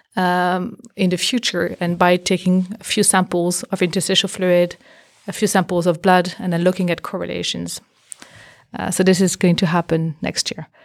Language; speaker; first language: English; non-native, fluent; French